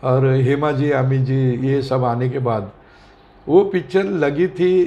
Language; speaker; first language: Hindi; non-native, local second language; Marathi